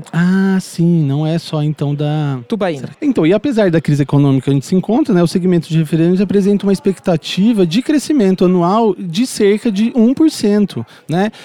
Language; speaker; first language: Portuguese; native; Portuguese